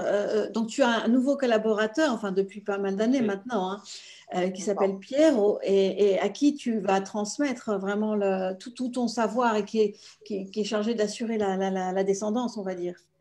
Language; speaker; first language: French; native; French